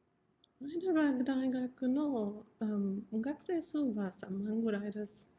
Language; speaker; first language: Japanese; non-native, fluent; German